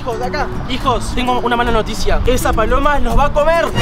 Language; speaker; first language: Spanish; native; Spanish